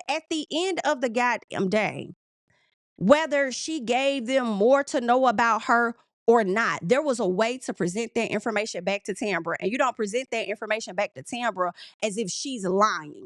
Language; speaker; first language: English; native; English